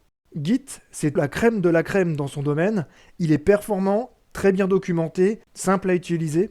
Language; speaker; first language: French; native; French